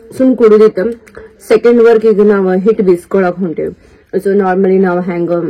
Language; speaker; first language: Kannada; non-native, local second language; Lambadi